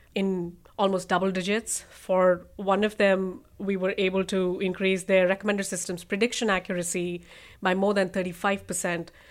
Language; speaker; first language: English; non-native, local second language; Hindi